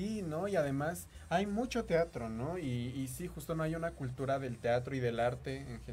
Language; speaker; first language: Spanish; native; Spanish